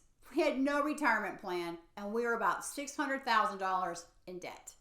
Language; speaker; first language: English; native; English